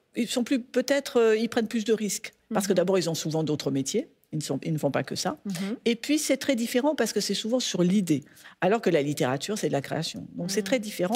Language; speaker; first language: French; native; French